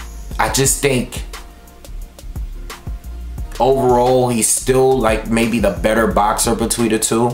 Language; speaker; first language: English; native; English